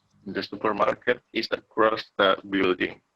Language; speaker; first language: English; non-native, learner; Indonesian